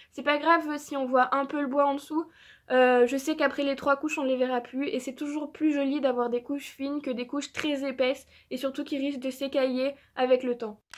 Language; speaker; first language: French; native; French